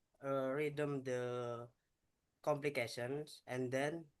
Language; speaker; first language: English; non-native, learner; Indonesian